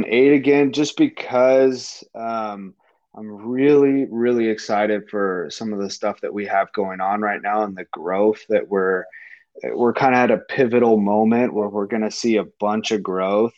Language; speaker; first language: English; native; English